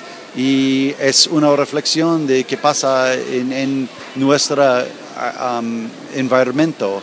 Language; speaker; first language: Spanish; non-native, learner; English